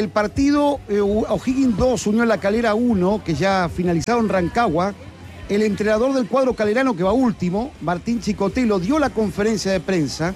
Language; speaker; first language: Spanish; native; Spanish